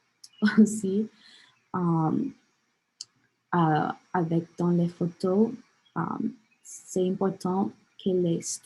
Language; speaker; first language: French; non-native, learner; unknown